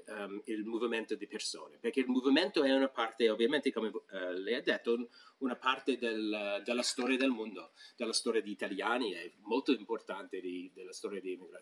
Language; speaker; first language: Italian; non-native, fluent; English